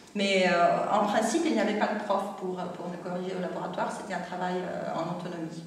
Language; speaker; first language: French; non-native, fluent; Russian